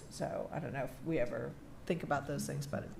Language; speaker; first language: English; native; English